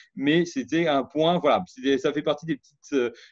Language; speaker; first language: French; native; French